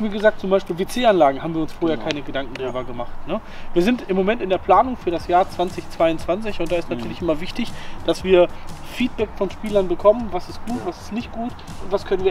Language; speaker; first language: German; native; German